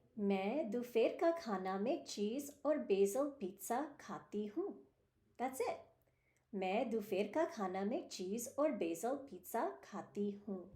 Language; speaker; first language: Hindi; early bilingual, heritage; Hindi